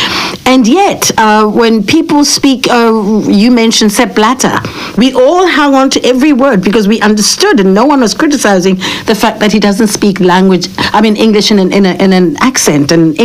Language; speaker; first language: English; non-native, local second language; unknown